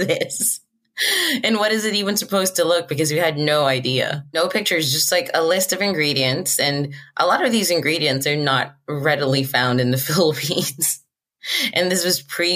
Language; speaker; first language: English; non-native, local second language; Hiligaynon